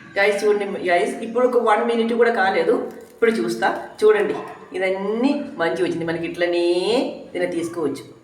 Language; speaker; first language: Telugu; non-native, local second language; Malayalam